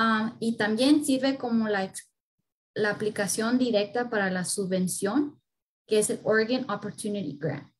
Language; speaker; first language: Spanish; early bilingual, heritage; Spanish